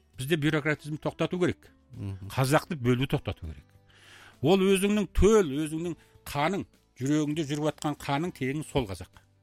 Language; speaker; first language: Kazakh; early bilingual, heritage; Kazakh